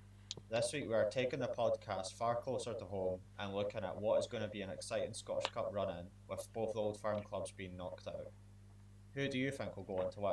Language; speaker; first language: English; native; English